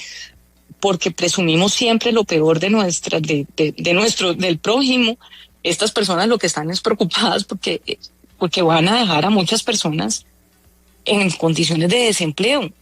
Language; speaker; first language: Spanish; native; Spanish